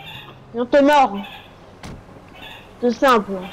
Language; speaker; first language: French; native; French